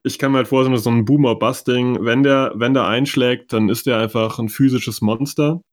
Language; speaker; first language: German; native; German